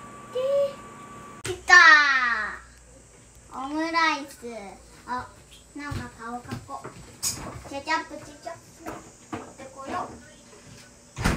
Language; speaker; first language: Japanese; early bilingual, other home language; Filipino